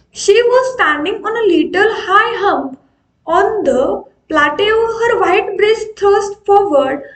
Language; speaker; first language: English; non-native, local second language; Marathi